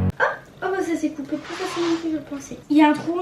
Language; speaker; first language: French; native; French